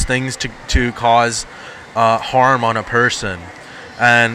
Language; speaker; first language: English; non-native, fluent; Punjabi